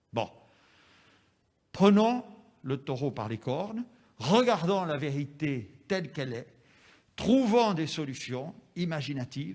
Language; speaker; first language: French; native; French